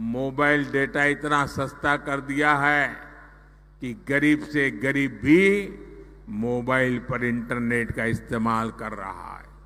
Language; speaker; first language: Hindi; non-native, local second language; Gujarati